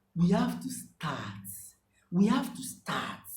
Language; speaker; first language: English; non-native, local second language; Yoruba